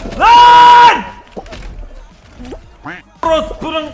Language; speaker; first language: Turkish; native; Turkish